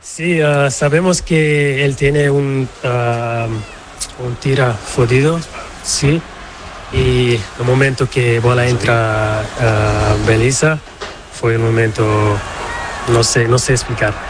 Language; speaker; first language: Spanish; non-native, fluent; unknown